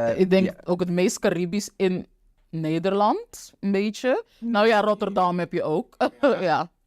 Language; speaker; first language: Dutch; non-native, local second language; Papiamento